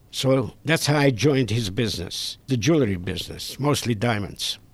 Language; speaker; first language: English; non-native, fluent; Hungarian